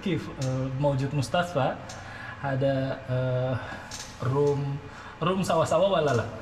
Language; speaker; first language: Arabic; non-native, learner; Indonesian